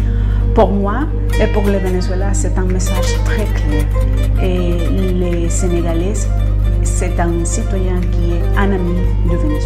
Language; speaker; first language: French; non-native, fluent; Spanish